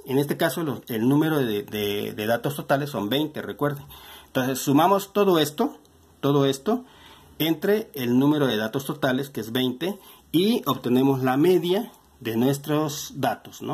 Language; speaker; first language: Spanish; native; Spanish